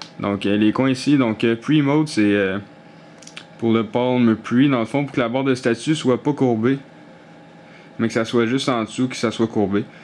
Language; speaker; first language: French; native; French